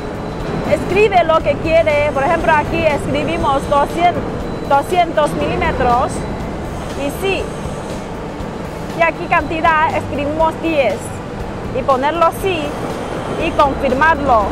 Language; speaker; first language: Spanish; non-native, learner; Chinese